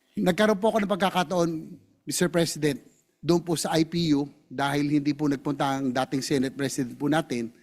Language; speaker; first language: Filipino; native; Filipino